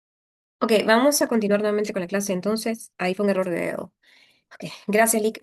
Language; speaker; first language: Spanish; native; Spanish